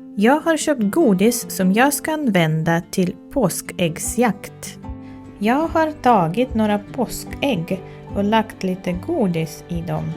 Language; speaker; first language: Swedish; non-native, fluent; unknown